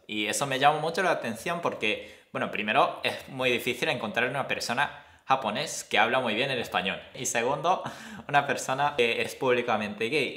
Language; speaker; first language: Spanish; non-native, fluent; Japanese